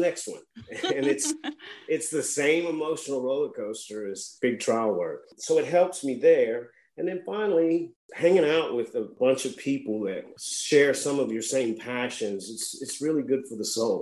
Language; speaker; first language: English; native; English